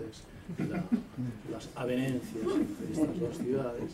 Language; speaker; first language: Spanish; native; Spanish